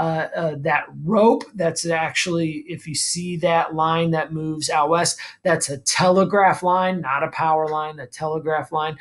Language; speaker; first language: English; native; English